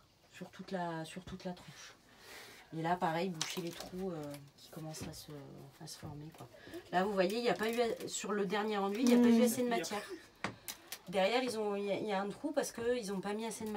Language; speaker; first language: French; native; French